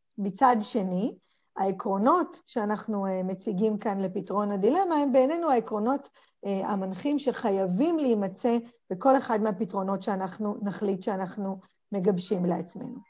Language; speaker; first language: Hebrew; native; Hebrew